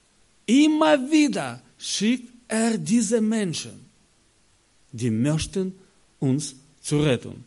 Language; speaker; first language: German; non-native, learner; Russian